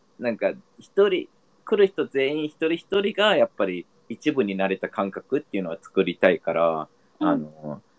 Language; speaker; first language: Japanese; non-native, fluent; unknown